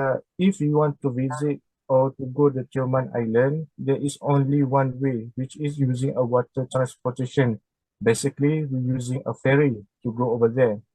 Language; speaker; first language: English; non-native, learner; Malay